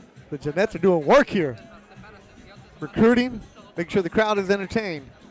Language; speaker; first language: English; native; English